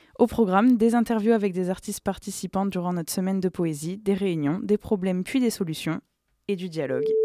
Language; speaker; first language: French; native; French